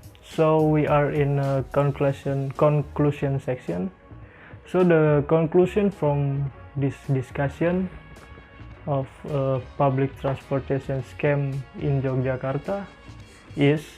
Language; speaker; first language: English; non-native, learner; Indonesian